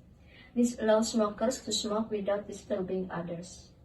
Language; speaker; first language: English; non-native, learner; Indonesian